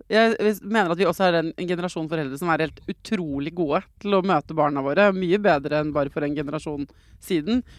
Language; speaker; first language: Norwegian; native; Norwegian